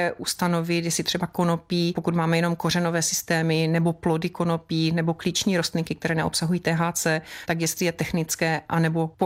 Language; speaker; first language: Czech; native; Czech